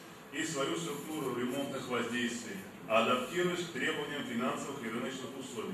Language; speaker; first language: Russian; native; Russian